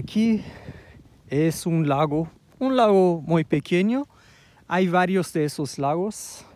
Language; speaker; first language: Spanish; non-native, learner; Persian